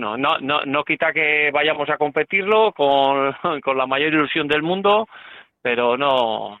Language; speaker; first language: Spanish; native; Spanish